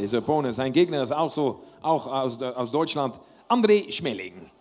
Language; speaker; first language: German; non-native, learner; Dutch